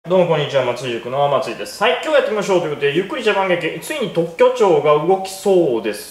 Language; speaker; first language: Japanese; native; Japanese